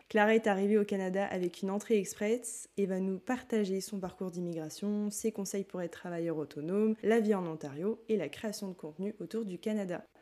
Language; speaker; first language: French; native; French